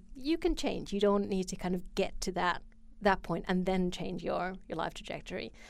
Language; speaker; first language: English; non-native, fluent; Finnish